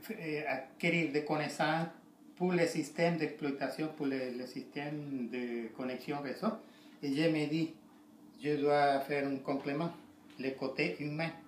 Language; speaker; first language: French; non-native, learner; Spanish